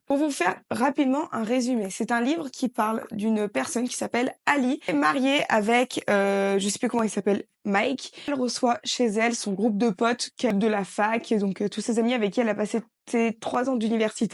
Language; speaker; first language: French; native; French